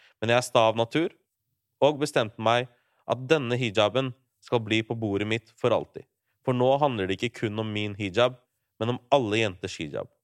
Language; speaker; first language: Norwegian; early bilingual, other home language; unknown